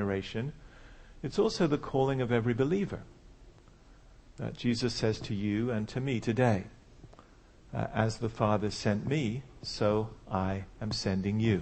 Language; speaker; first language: English; native; English